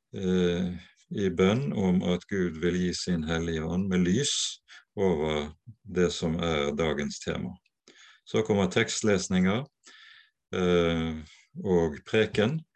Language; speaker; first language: Norwegian; native; Norwegian